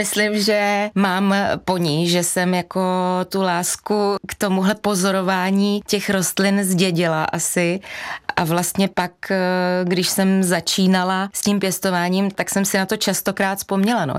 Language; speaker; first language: Czech; native; Czech